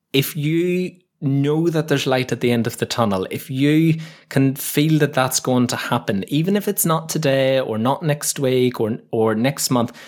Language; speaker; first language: English; native; English